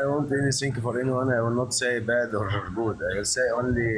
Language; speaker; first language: English; non-native, learner; Arabic